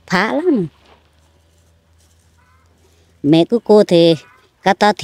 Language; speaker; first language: Vietnamese; non-native, local second language; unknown